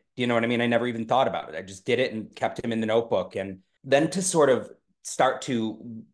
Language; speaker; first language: English; native; English